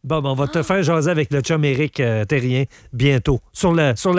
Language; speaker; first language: French; native; French